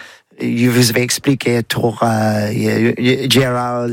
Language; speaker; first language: French; non-native, learner; English